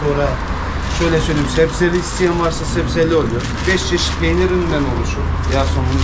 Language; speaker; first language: Turkish; native; Turkish